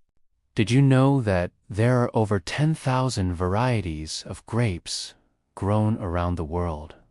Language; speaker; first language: English; native; English